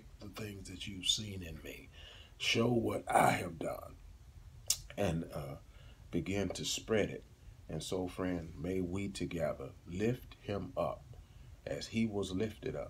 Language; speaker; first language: English; native; English